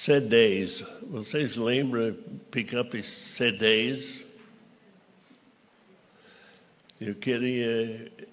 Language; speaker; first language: Portuguese; non-native, fluent; English